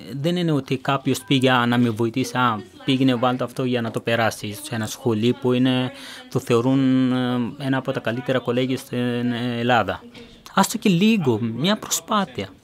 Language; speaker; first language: Greek; non-native, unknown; Persian